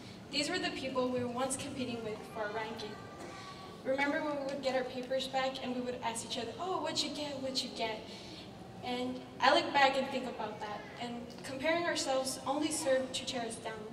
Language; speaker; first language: English; early bilingual, other home language; Spanish